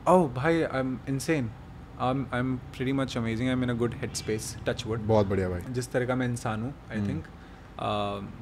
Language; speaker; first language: Hindi; native; Hindi